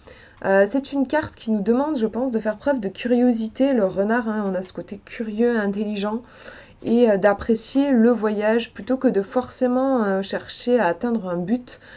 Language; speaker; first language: French; native; French